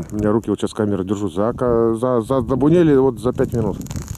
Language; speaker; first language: Russian; native; Russian